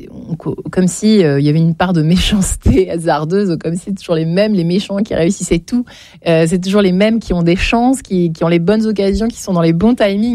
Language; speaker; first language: French; native; French